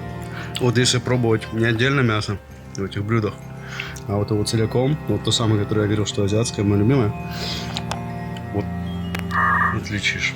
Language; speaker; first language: Russian; native; Russian